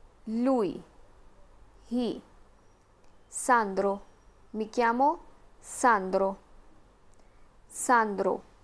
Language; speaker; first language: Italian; non-native, fluent; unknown